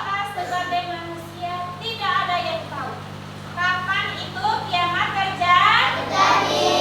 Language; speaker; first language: Indonesian; native; Indonesian